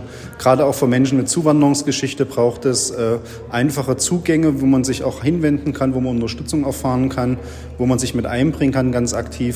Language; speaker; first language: German; native; German